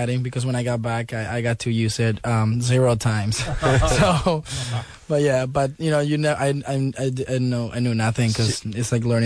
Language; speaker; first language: English; non-native, fluent; Spanish